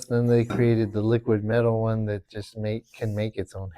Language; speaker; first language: English; native; English